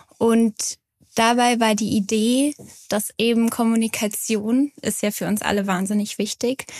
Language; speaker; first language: German; native; German